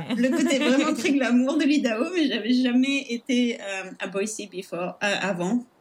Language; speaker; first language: French; native; French